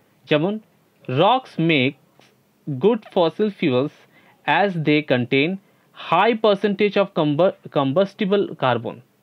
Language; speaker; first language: English; non-native, local second language; Bangla